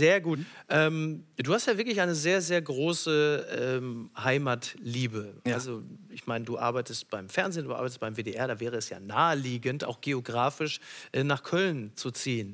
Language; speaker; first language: German; native; German